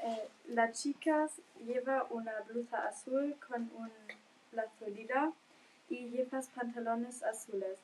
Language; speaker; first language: Spanish; non-native, learner; German